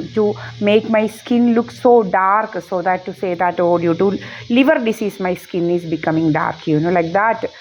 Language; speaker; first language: English; non-native, local second language; Malayalam